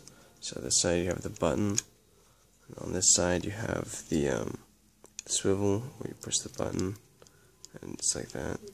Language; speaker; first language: English; native; English